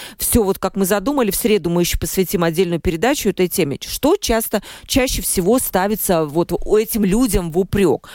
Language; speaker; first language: Russian; native; Russian